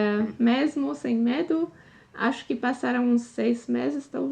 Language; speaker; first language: Portuguese; non-native, fluent; Polish